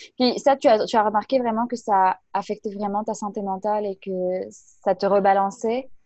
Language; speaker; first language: French; non-native, local second language; Arabic